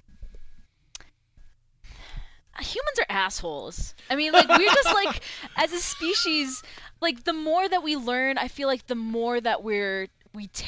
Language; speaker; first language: English; early bilingual, other home language; Persian